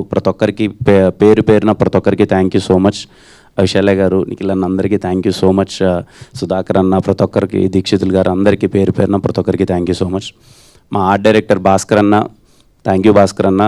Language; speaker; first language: Telugu; native; Telugu